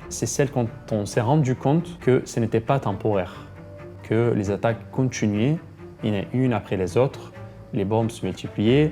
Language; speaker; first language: French; non-native, fluent; Arabic